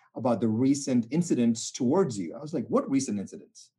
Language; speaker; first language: English; non-native, local second language; Tamil